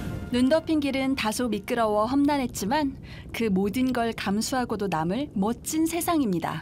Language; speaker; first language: Korean; native; Korean